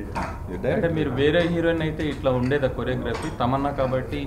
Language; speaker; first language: Telugu; native; Telugu